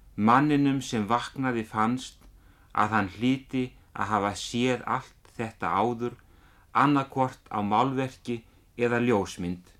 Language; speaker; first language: Icelandic; native; Icelandic